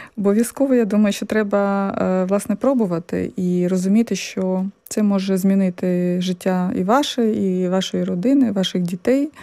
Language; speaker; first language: Ukrainian; native; Ukrainian